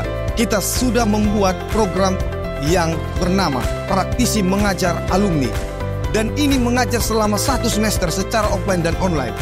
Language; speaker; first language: Indonesian; native; Indonesian